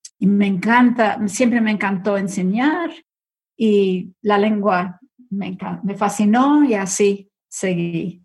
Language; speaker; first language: Spanish; early bilingual, other home language; English